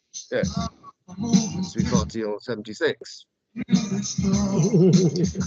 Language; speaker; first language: French; non-native, fluent; English